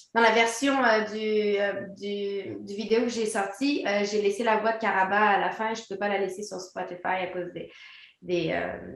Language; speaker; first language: French; native; French